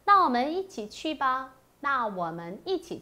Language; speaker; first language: Chinese; non-native, fluent; Korean